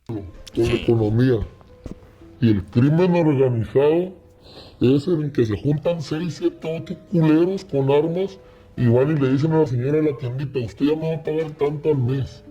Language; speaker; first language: Spanish; native; Spanish